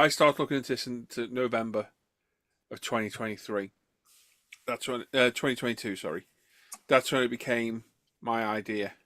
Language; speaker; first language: English; native; English